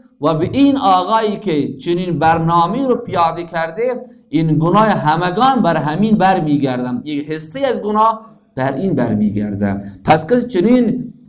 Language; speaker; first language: Persian; non-native, local second language; Baluchi